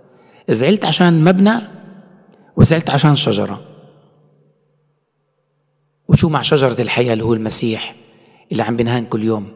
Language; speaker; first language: Arabic; native; Arabic